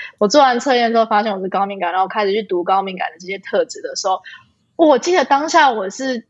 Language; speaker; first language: Chinese; early bilingual, heritage; Chinese